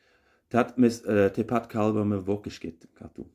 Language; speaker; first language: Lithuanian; non-native, learner; German